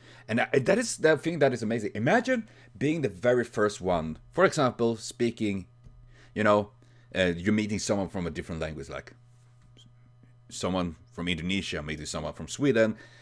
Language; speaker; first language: English; non-native, fluent; Swedish